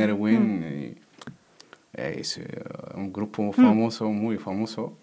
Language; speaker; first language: Spanish; non-native, learner; Berber languages